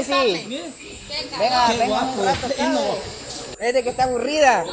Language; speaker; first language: Spanish; native; Spanish